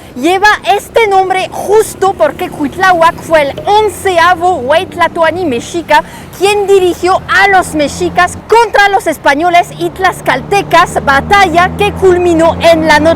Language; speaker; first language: Spanish; native; Spanish